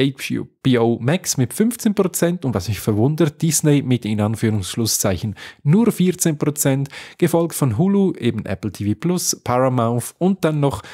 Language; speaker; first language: German; native; German